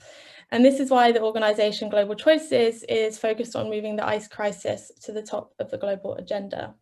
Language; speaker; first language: English; native; English